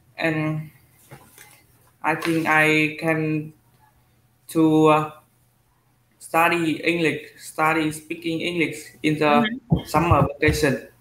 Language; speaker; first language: English; non-native, learner; Vietnamese